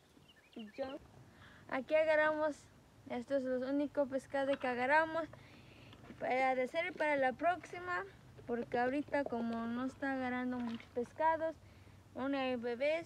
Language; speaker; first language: Spanish; early bilingual, heritage; Spanish